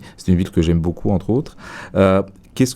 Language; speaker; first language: French; native; French